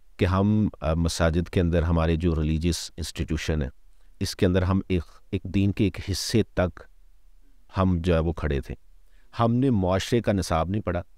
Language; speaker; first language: Urdu; non-native, local second language; Punjabi